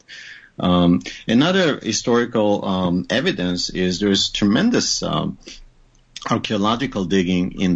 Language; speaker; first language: English; non-native, fluent; Hebrew